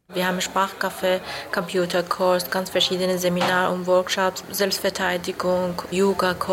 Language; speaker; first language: German; non-native, fluent; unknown